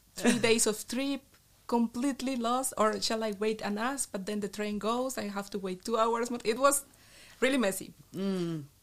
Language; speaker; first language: English; non-native, fluent; Spanish